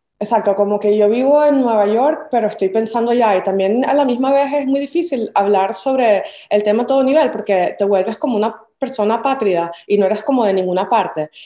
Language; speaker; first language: Spanish; native; Spanish